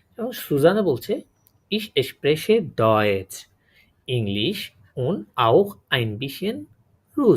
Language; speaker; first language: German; non-native, learner; Bangla